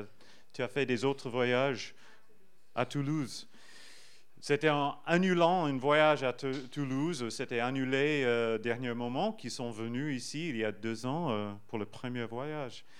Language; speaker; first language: French; non-native, fluent; English